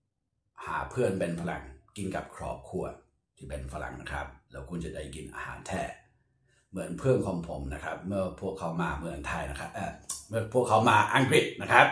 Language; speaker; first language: Thai; non-native, fluent; English